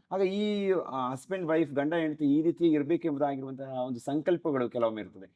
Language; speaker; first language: Kannada; non-native, local second language; Malayalam